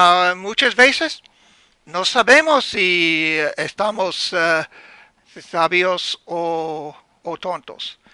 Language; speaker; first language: Spanish; non-native, learner; English